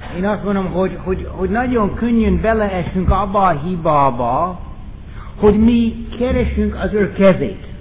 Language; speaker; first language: Hungarian; non-native, fluent; English